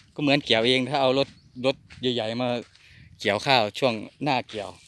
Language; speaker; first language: Thai; non-native, local second language; Northeastern Thai